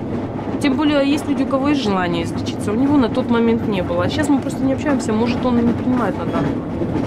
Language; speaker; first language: Russian; native; Russian